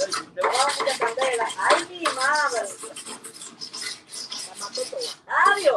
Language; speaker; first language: Spanish; native; Spanish